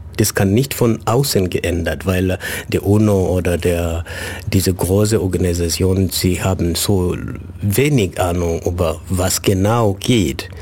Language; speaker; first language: German; non-native, fluent; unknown